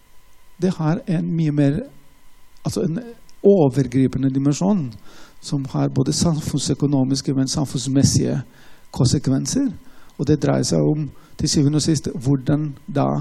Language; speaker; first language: Norwegian; non-native, fluent; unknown